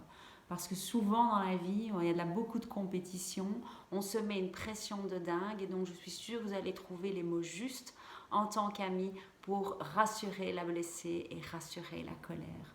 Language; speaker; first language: French; native; French